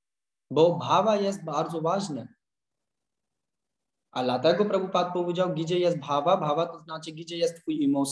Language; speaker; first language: Polish; non-native, learner; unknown